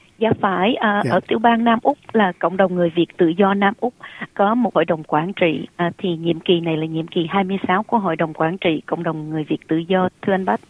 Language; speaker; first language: Vietnamese; early bilingual, heritage; Vietnamese